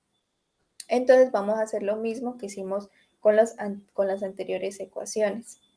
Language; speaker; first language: Spanish; native; Spanish